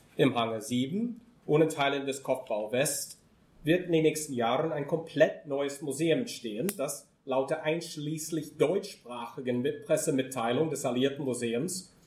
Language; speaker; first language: German; non-native, fluent; English